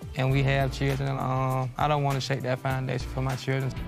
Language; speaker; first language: English; native; English